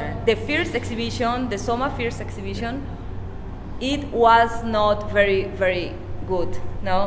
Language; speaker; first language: English; non-native, learner; Spanish